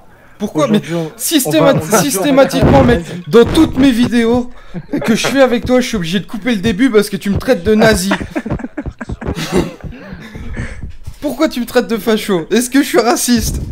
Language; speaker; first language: French; native; French